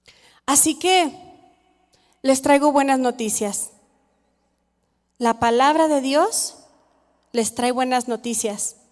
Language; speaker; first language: Spanish; native; Spanish